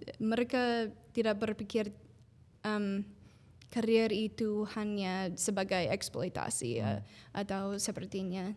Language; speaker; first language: Indonesian; non-native, fluent; English